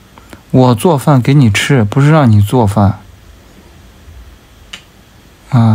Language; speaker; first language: Chinese; native; Chinese